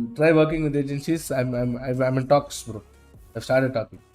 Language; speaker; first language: English; non-native, local second language; Hindi